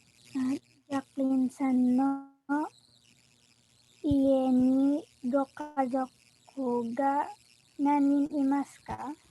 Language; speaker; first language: Japanese; non-native, learner; Filipino